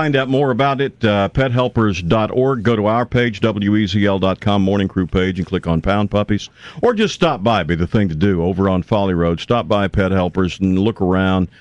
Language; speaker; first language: English; native; English